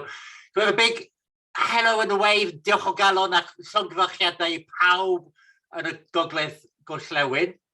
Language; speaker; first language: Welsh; non-native, fluent; English